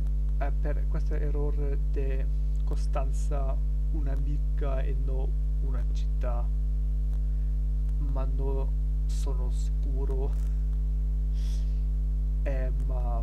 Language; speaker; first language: Italian; non-native, learner; German